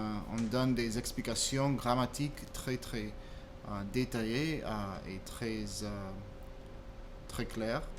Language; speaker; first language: French; non-native, fluent; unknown